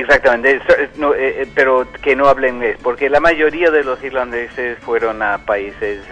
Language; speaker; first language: Spanish; non-native, fluent; English